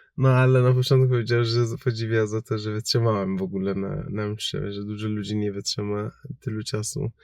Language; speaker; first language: Polish; non-native, fluent; Persian